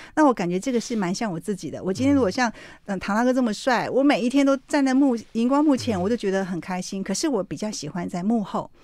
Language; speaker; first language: Chinese; native; Chinese